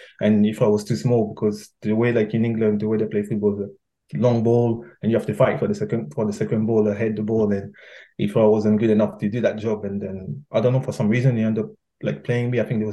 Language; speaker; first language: English; non-native, fluent; French